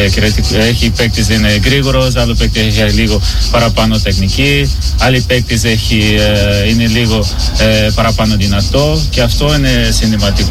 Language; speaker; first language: Greek; non-native, learner; Portuguese